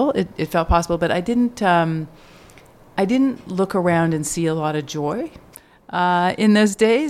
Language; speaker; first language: English; native; English